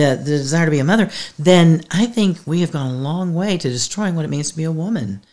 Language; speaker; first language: English; native; English